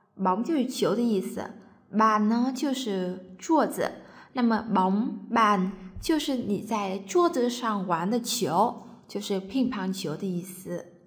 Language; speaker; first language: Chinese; non-native, fluent; Vietnamese